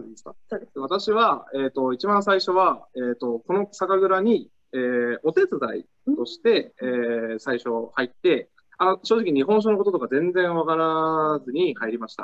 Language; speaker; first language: Japanese; native; Japanese